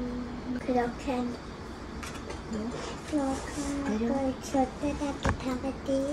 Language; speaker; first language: Japanese; early bilingual, heritage; Japanese